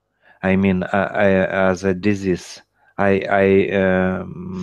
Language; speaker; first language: English; non-native, learner; Russian